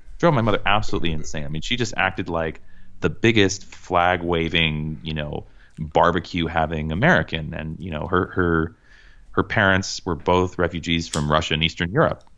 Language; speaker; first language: English; native; English